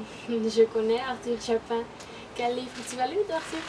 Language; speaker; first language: French; non-native, learner; Dutch